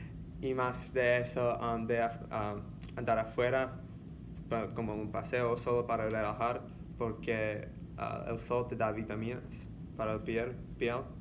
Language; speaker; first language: Spanish; non-native, learner; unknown